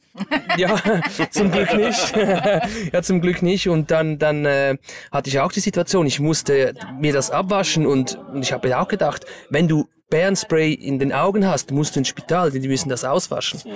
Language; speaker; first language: German; native; German